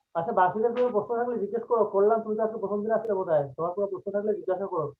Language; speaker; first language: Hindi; non-native, local second language; Bangla